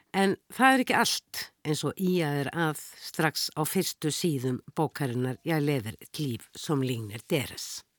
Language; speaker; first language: Icelandic; native; Icelandic